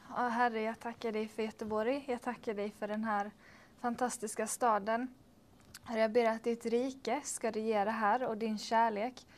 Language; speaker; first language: Swedish; native; Swedish